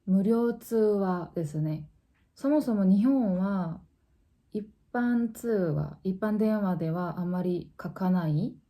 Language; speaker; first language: Japanese; non-native, fluent; Korean